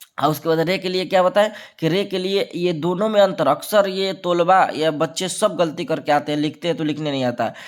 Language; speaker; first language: Hindi; native; Hindi